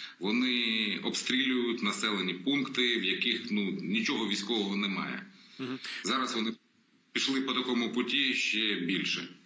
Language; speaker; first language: Ukrainian; native; Ukrainian